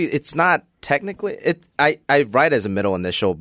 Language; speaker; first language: English; non-native, local second language; Cantonese